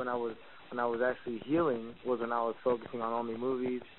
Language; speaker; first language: English; early bilingual, other home language; Spanish